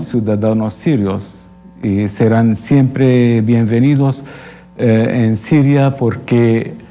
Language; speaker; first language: Spanish; non-native, fluent; Arabic